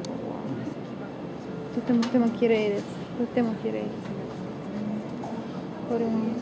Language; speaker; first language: Japanese; non-native, learner; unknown